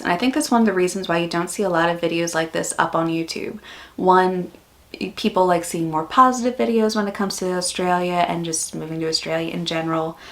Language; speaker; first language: English; native; English